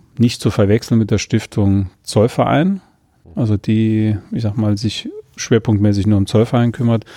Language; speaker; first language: German; native; German